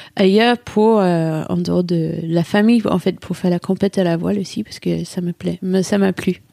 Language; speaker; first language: French; non-native, fluent; English